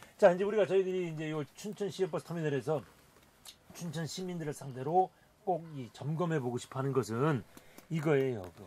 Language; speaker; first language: Korean; native; Korean